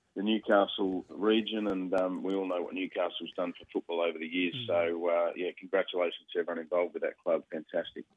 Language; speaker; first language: English; native; English